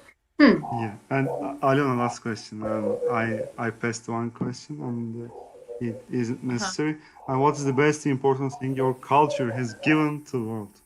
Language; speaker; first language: English; non-native, learner; Turkish